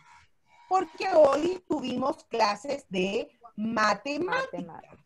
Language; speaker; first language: Spanish; native; Spanish